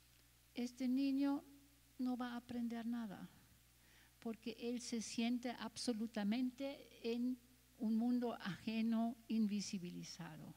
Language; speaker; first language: Spanish; non-native, fluent; German